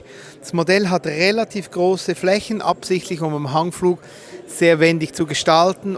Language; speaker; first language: German; native; German